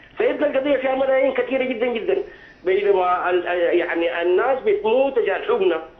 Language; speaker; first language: Arabic; native; Arabic